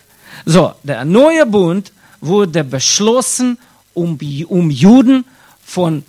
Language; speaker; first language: German; non-native, fluent; Russian